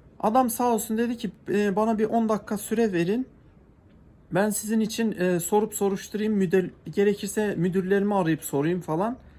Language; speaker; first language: Turkish; native; Turkish